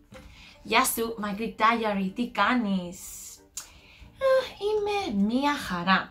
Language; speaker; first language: Greek; non-native, learner; English